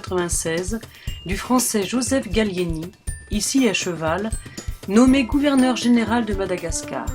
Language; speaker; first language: French; native; French